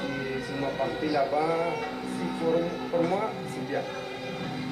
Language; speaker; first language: French; non-native, learner; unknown